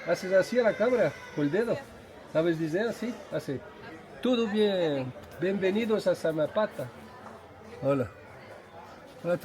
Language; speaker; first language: Spanish; non-native, learner; Portuguese